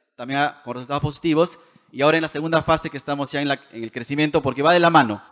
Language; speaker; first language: Spanish; native; Spanish